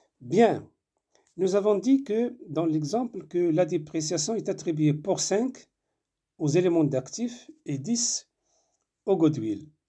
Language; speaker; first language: French; non-native, local second language; Arabic